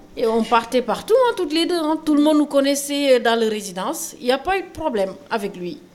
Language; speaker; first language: French; non-native, local second language; Wolof